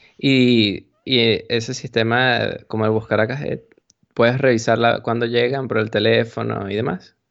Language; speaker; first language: Spanish; native; Spanish